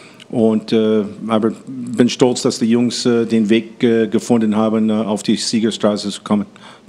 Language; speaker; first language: German; non-native, fluent; English